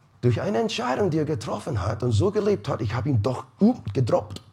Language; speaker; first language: German; non-native, fluent; English